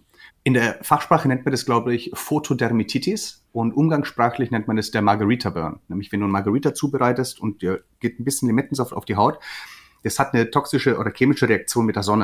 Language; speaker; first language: German; native; German